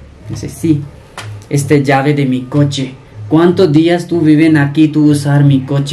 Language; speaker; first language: Spanish; non-native, learner; Punjabi